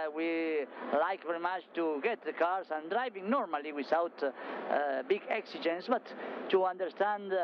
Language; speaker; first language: English; non-native, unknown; Italian